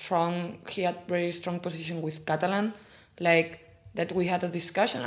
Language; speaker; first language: English; non-native, fluent; Spanish